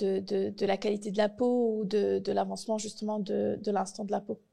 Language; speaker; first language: French; native; French